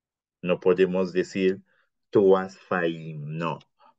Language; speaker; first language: Spanish; non-native, fluent; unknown